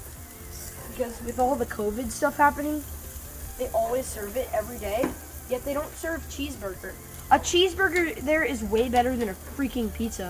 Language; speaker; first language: English; native; English